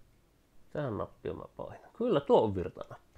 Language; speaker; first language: Finnish; native; Finnish